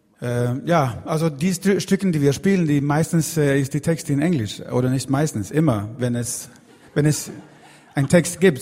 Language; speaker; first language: German; non-native, fluent; Swedish